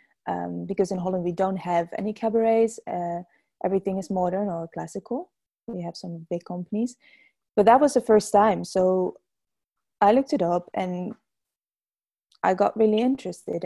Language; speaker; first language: English; non-native, fluent; Dutch